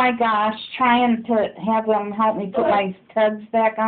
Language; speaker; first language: English; native; English